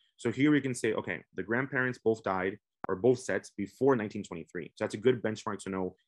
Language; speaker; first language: English; native; English